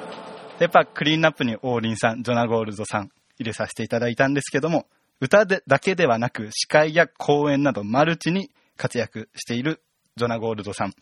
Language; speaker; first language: Japanese; native; Japanese